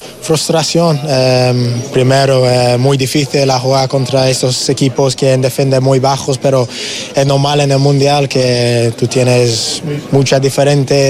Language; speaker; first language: Spanish; non-native, learner; English